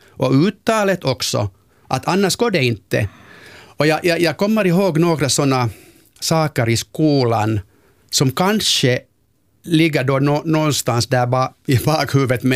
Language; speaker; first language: Swedish; non-native, local second language; Finnish